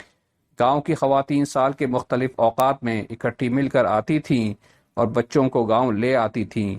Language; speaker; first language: Urdu; native; Urdu